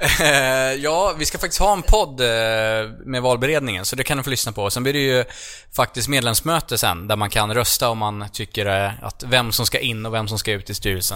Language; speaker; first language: Swedish; native; Swedish